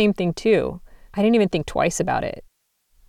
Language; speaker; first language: English; native; English